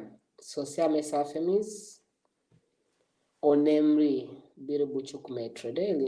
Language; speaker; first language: Turkish; non-native, learner; Swahili